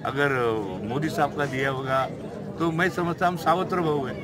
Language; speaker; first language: Hindi; non-native, local second language; Marathi